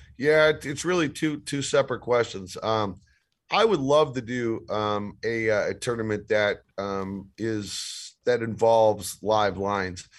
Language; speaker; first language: English; native; English